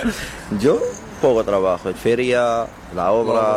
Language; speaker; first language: Spanish; non-native, learner; Arabic